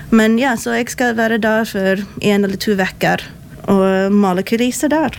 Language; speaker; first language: Norwegian; non-native, fluent; English